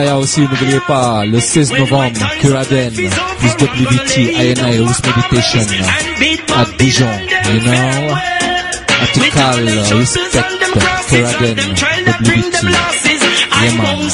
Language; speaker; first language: French; native; French